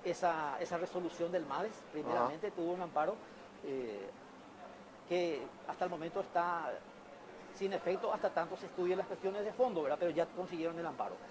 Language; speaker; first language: Spanish; native; Spanish